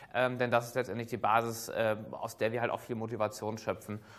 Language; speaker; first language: German; native; German